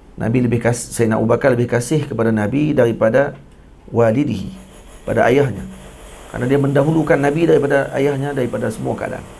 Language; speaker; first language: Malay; native; Malay